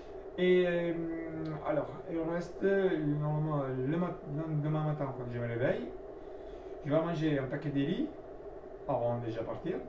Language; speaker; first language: French; non-native, learner; Italian